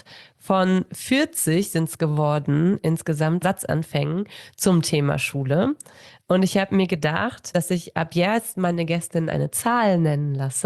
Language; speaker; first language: German; native; German